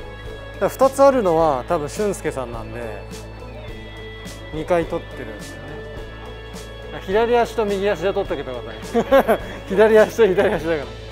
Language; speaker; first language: Japanese; native; Japanese